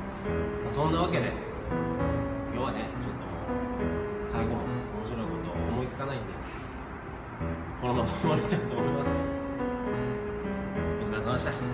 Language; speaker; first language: Japanese; native; Japanese